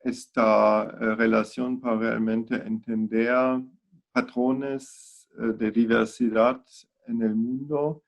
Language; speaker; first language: Spanish; non-native, fluent; German